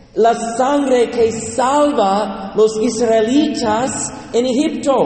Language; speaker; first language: Spanish; non-native, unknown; English